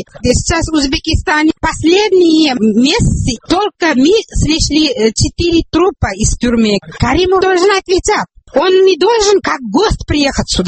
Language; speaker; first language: Russian; non-native, local second language; Uzbek